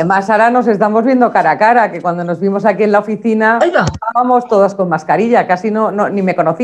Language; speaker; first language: Spanish; native; Spanish